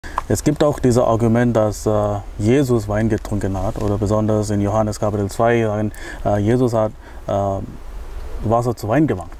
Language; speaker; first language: German; non-native, fluent; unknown